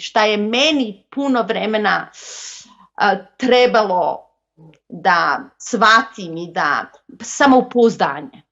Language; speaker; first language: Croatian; non-native, local second language; Macedonian